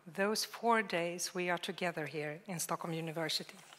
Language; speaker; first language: English; non-native, fluent; Swedish